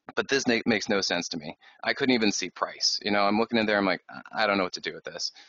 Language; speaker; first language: English; native; English